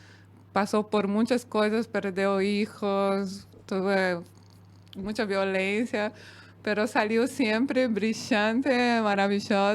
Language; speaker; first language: Spanish; non-native, fluent; Portuguese